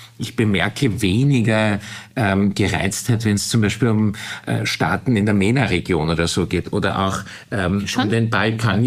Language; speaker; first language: German; early bilingual, heritage; German